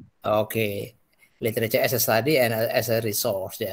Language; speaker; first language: English; non-native, fluent; Indonesian